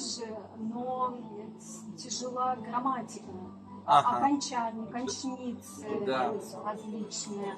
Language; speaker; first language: Russian; native; Russian